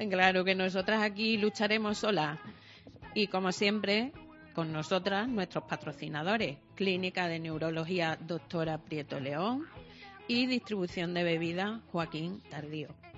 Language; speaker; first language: Spanish; native; Spanish